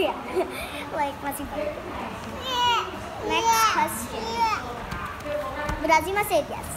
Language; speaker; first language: English; early bilingual, other home language; Indonesian